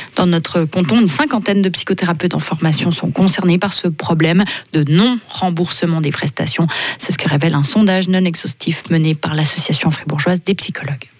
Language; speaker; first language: French; native; French